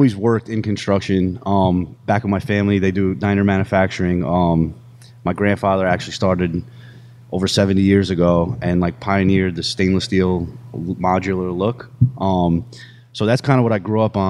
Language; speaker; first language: English; native; English